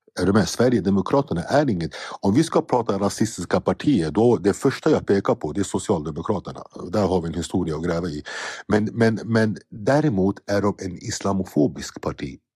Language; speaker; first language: Swedish; early bilingual, other home language; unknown